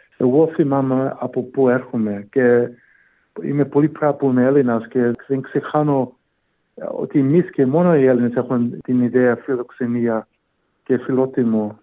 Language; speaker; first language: Greek; early bilingual, heritage; Greek